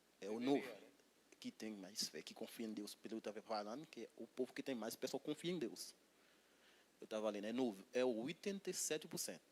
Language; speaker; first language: Portuguese; non-native, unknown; Haitian Creole